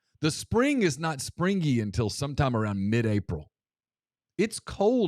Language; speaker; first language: English; native; English